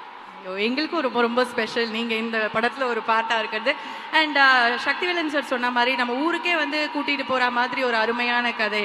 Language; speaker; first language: Tamil; native; Tamil